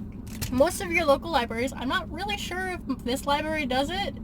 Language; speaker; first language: English; native; English